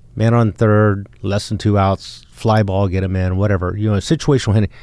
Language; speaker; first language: English; native; English